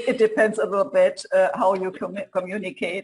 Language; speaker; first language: English; non-native, fluent; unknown